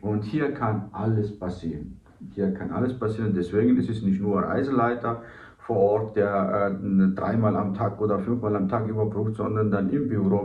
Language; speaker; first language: German; non-native, fluent; Georgian